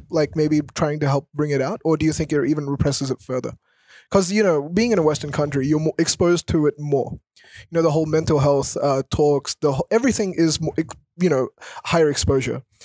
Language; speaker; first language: English; early bilingual, other home language; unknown